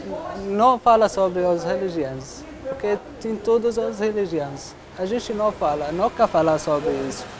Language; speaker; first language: Portuguese; non-native, local second language; Arabic